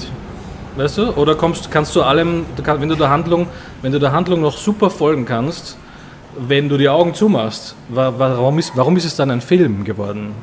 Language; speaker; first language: German; native; German